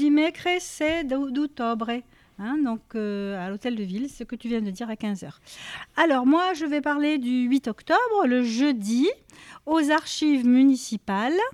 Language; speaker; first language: French; native; French